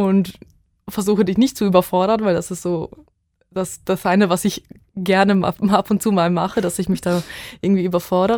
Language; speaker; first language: German; non-native, fluent; Bosnian